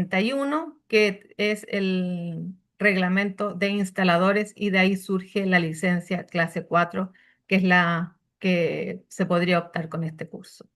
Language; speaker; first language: Spanish; native; Spanish